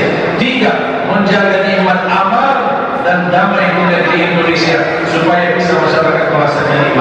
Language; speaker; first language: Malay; non-native, fluent; Arabic